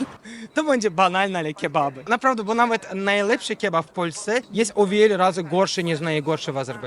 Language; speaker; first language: Polish; non-native, fluent; Azerbaijani